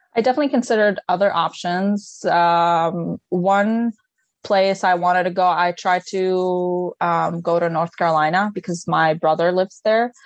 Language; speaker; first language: English; non-native, fluent; Arabic